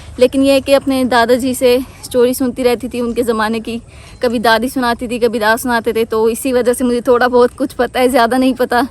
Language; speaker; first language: Urdu; native; Urdu